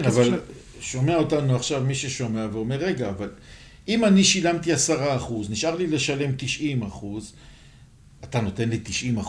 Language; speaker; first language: Hebrew; native; Hebrew